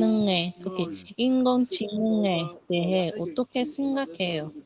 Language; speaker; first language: Korean; non-native, learner; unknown